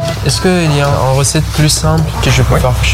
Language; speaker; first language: French; non-native, learner; Persian